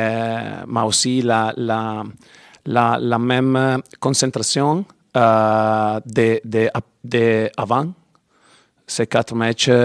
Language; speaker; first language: French; non-native, learner; Italian